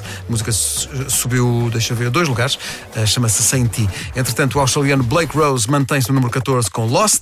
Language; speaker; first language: Portuguese; native; Portuguese